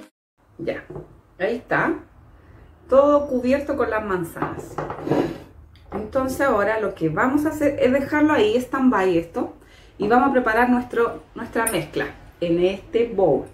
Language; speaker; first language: Spanish; native; Spanish